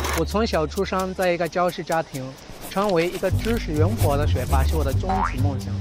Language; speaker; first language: Chinese; non-native, fluent; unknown